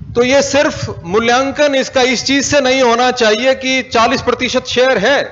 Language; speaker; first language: Hindi; native; Hindi